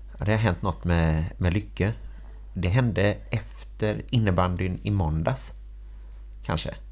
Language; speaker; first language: Swedish; native; Swedish